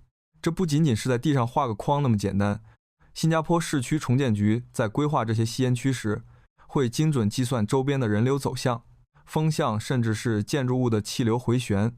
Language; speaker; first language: Chinese; native; Chinese